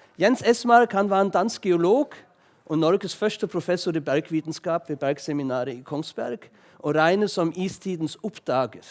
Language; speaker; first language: Norwegian; non-native, fluent; German